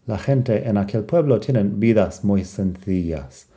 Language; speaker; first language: Spanish; non-native, fluent; English